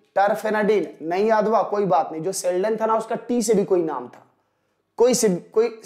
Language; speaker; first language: Hindi; native; Hindi